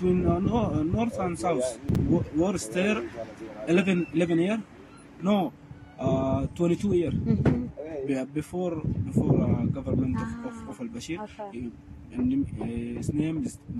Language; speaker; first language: English; non-native, learner; Arabic